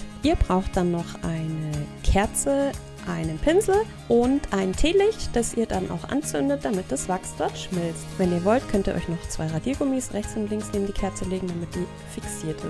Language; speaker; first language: German; native; German